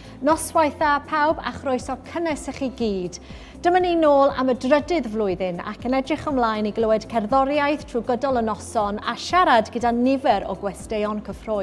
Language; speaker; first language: Welsh; native; Welsh